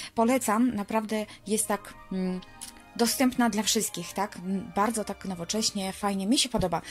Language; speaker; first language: Polish; non-native, fluent; Ukrainian